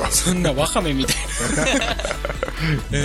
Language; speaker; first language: Japanese; native; Japanese